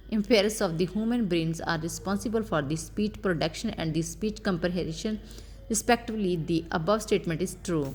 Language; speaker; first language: English; non-native, local second language; Punjabi